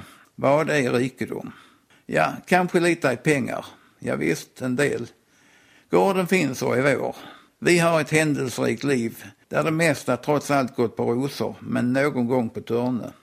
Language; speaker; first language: Swedish; native; Swedish